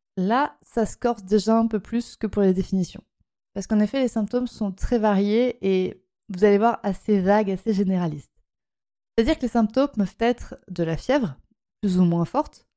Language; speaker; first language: French; native; French